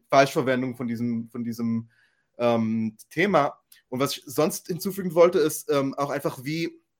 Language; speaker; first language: German; non-native, fluent; Hebrew